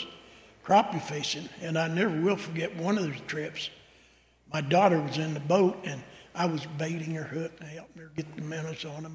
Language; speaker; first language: English; native; English